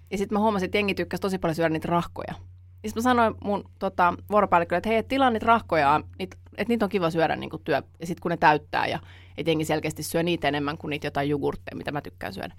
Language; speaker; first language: Finnish; native; Finnish